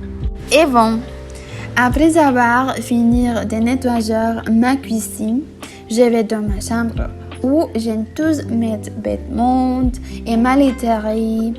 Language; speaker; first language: French; non-native, learner; Spanish